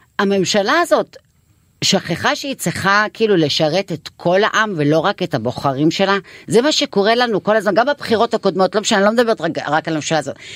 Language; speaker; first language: Hebrew; non-native, local second language; Arabic